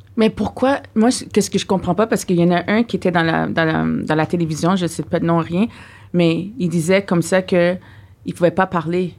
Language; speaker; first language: French; non-native, fluent; English